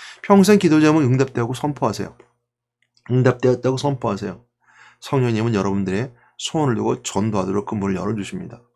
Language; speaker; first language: Korean; native; Korean